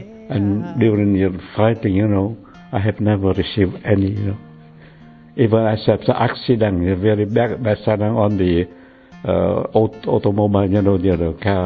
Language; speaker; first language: English; non-native, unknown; Vietnamese